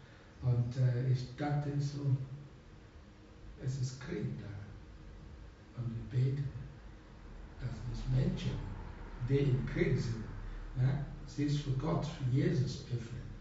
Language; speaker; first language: German; non-native, fluent; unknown